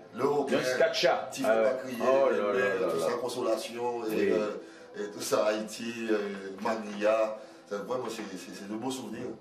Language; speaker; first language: French; native; French